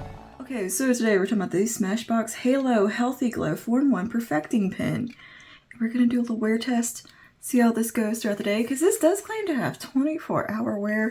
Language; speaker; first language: English; native; English